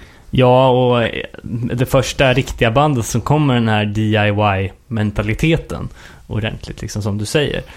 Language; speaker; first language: Swedish; native; Swedish